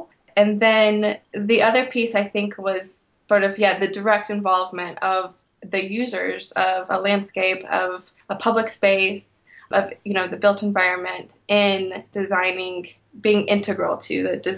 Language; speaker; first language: English; native; English